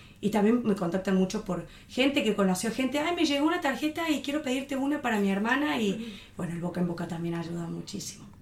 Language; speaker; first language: Spanish; native; Spanish